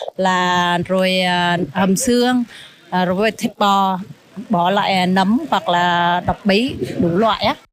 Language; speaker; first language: Vietnamese; non-native, local second language; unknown